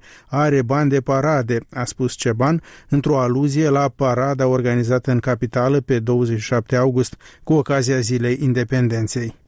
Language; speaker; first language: Romanian; native; Romanian